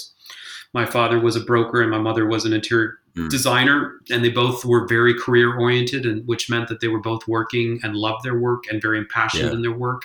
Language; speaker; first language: English; native; English